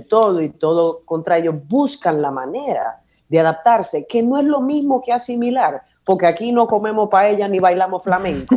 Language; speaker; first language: Spanish; native; Spanish